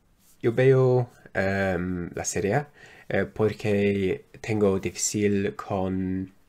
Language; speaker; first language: Spanish; non-native, learner; English